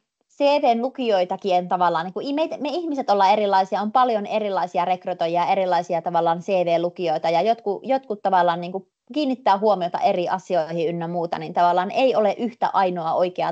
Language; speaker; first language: Finnish; native; Finnish